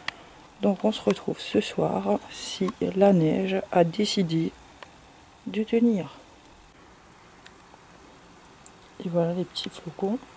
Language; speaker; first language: French; native; French